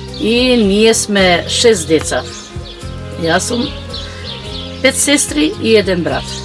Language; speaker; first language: Macedonian; non-native, fluent; Albanian